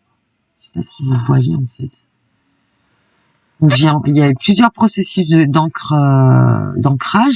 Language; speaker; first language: French; native; French